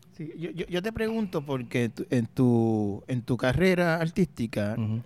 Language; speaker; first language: Spanish; native; Spanish